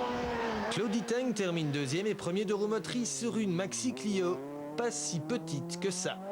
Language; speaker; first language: French; native; French